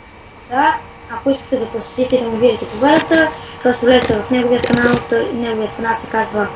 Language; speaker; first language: Bulgarian; native; Bulgarian